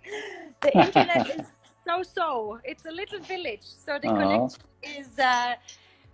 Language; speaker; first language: English; non-native, fluent; German